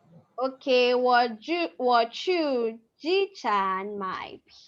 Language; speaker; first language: Chinese; non-native, fluent; Yoruba